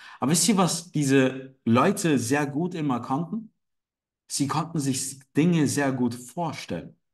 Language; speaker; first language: German; non-native, fluent; Turkish